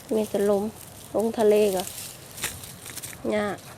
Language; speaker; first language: Thai; native; Thai